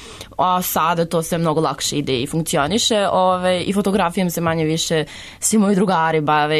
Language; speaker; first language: Serbian; native; Serbian